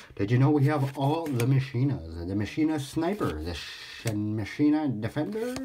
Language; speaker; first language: English; native; English